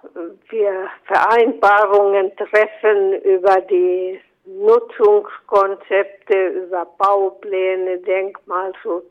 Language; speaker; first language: German; non-native, fluent; Finnish